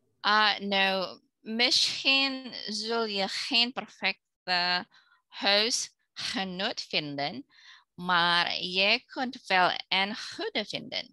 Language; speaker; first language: Dutch; non-native, learner; Indonesian